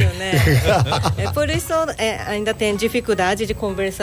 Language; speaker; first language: Portuguese; non-native, learner; Japanese